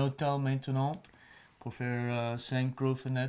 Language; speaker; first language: French; non-native, learner; English